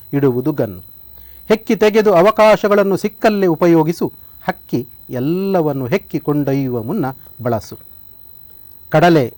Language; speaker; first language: Kannada; non-native, local second language; Tulu